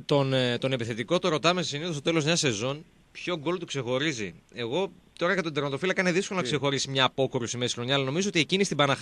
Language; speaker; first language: Greek; native; Greek